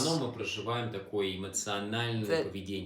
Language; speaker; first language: Russian; native; Russian